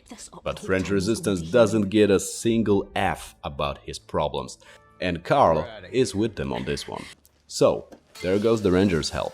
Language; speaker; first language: English; non-native, fluent; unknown